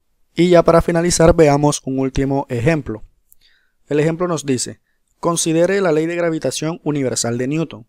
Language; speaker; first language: Spanish; native; Spanish